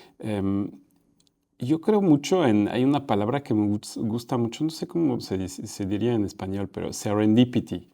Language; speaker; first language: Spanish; non-native, fluent; French